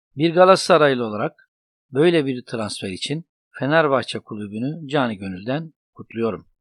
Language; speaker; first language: Turkish; native; Turkish